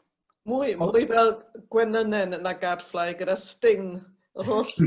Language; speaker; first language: Welsh; native; Welsh